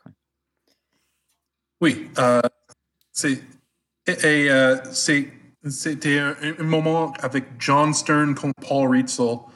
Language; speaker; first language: French; non-native, fluent; English